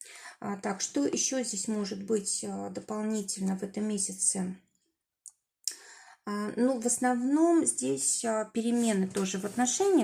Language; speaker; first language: Russian; native; Russian